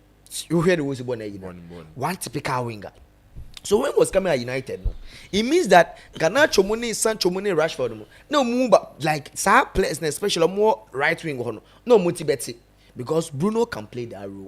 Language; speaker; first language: English; non-native, local second language; Akan